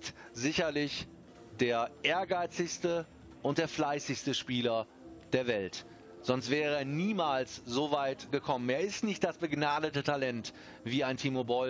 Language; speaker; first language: German; native; German